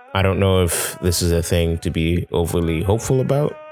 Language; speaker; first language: English; non-native, local second language; Yoruba